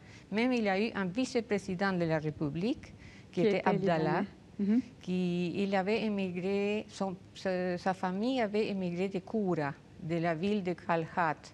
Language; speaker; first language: French; non-native, fluent; Spanish